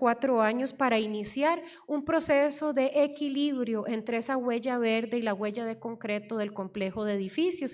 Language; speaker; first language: Spanish; native; Spanish